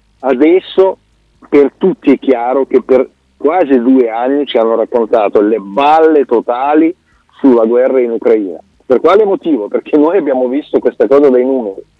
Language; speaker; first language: Italian; non-native, fluent; Russian